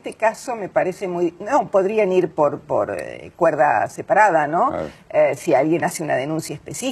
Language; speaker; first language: Spanish; native; Spanish